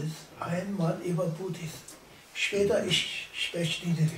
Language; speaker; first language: German; non-native, learner; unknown